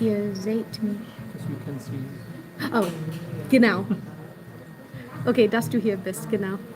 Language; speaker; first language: German; non-native, learner; English